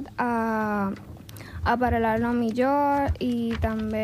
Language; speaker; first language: Catalan; non-native, learner; Spanish